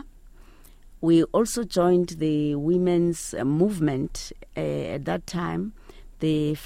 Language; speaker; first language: English; non-native, local second language; Xhosa